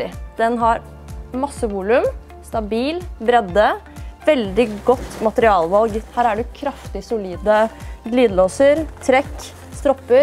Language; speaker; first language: Norwegian; native; Norwegian